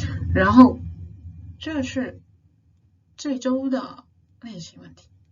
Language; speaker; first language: Chinese; non-native, fluent; English